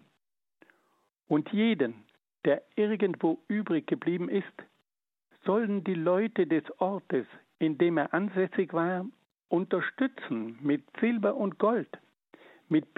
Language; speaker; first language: German; native; German